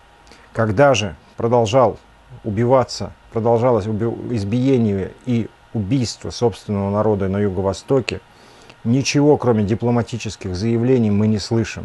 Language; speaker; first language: Russian; native; Russian